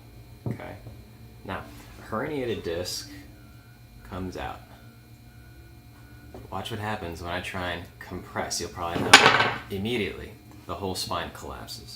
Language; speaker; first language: English; native; English